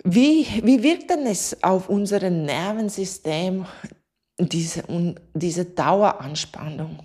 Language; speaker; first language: German; non-native, fluent; Latvian